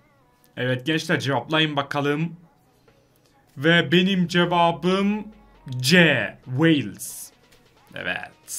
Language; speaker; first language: Turkish; native; Turkish